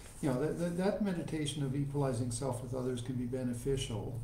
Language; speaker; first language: English; native; English